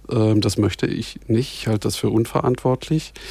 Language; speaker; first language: German; native; German